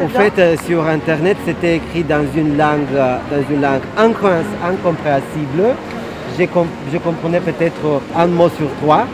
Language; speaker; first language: French; non-native, fluent; Russian